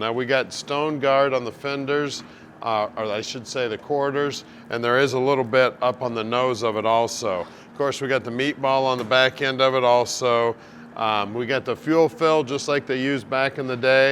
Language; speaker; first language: English; native; English